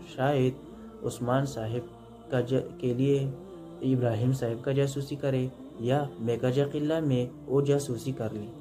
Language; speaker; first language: Urdu; non-native, local second language; Pashto